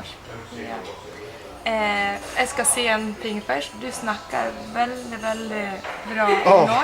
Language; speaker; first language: Norwegian; non-native, fluent; Spanish